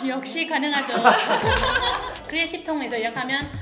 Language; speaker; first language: Korean; non-native, learner; Vietnamese